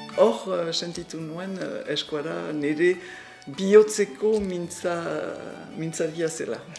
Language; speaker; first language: Basque; non-native, local second language; French